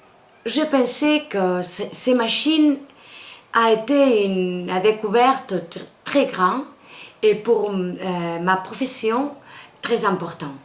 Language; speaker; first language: French; non-native, learner; Spanish